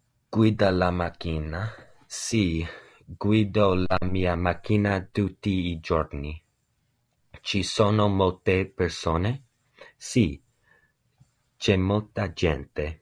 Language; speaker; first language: Italian; non-native, learner; English